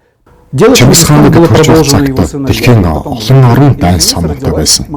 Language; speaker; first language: Mongolian; native; Mongolian